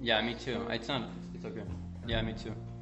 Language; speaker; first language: English; non-native, fluent; Spanish